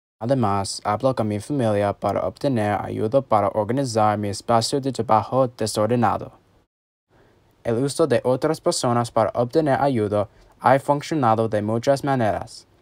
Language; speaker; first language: Spanish; non-native, learner; English